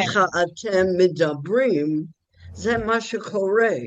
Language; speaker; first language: Hebrew; non-native, learner; English